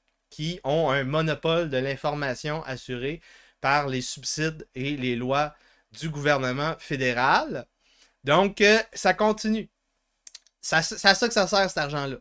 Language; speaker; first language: French; native; French